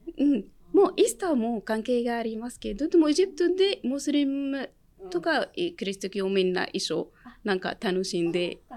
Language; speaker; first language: Japanese; non-native, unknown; Arabic